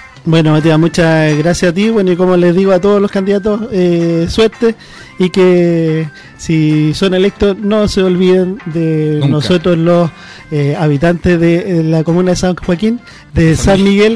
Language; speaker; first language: Spanish; native; Spanish